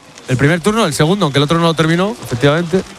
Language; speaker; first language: Spanish; native; Spanish